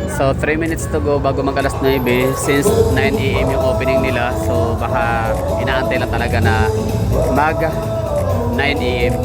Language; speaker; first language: Filipino; non-native, local second language; Cebuano